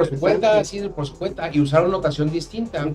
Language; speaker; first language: Spanish; native; Spanish